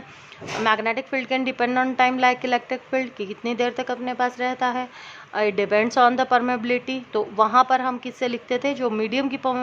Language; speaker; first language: Hindi; native; Hindi